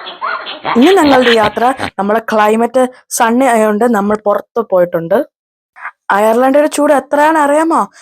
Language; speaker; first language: Malayalam; early bilingual, heritage; Malayalam